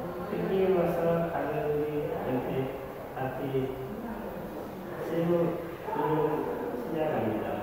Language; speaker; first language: Korean; non-native, learner; Nepali